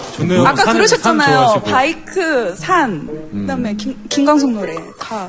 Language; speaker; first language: Korean; native; Korean